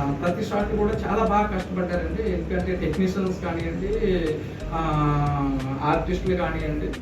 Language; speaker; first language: Telugu; native; Telugu